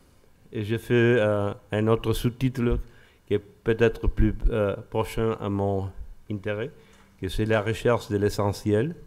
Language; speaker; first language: French; non-native, learner; Spanish